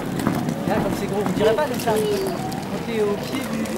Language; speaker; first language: French; native; French